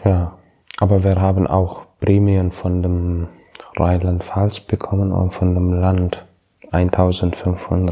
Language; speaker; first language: German; non-native, learner; Arabic